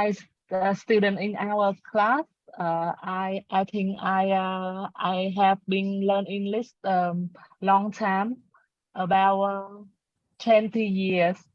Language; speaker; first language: English; non-native, learner; Vietnamese